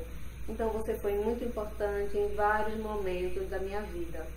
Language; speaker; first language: Portuguese; native; Portuguese